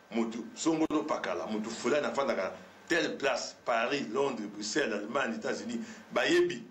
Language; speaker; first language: French; non-native, local second language; Lingala